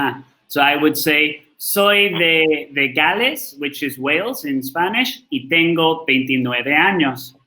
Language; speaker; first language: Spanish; non-native, learner; English